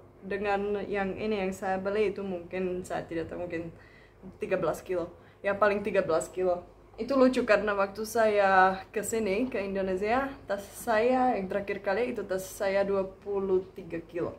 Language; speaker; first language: Indonesian; non-native, fluent; Czech